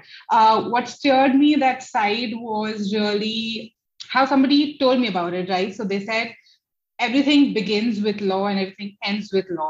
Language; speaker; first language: English; non-native, local second language; Hindi